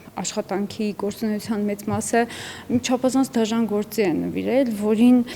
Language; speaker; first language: Armenian; native; Armenian